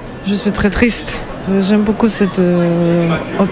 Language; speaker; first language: French; non-native, learner; Ukrainian